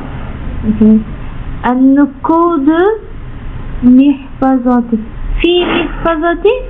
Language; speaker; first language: Arabic; non-native, learner; Turkish